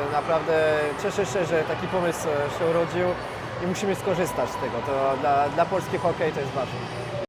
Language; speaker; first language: Polish; non-native, fluent; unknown